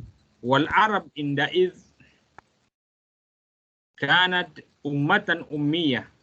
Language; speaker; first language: Arabic; non-native, fluent; Malay